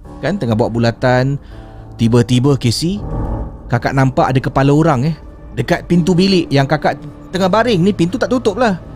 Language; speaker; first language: Malay; native; Malay